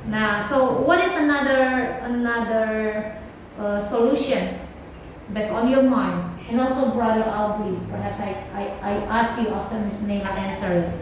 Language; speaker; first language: English; non-native, learner; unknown